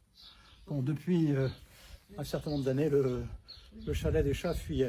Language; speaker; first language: French; native; French